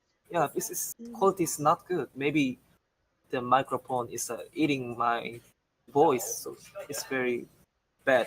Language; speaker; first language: English; non-native, learner; Korean